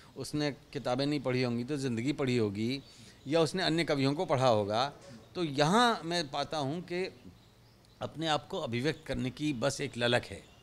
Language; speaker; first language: Hindi; native; Hindi